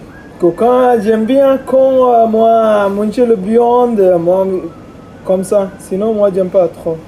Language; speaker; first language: French; non-native, learner; Bangla